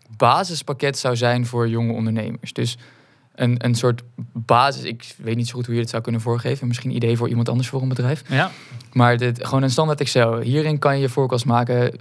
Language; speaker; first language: Dutch; native; Dutch